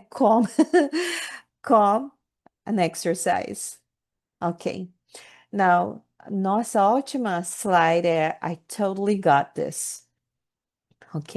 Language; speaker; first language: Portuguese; non-native, learner; English